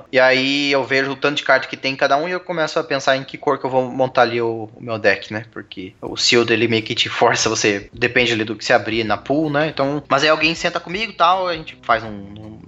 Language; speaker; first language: Portuguese; native; Portuguese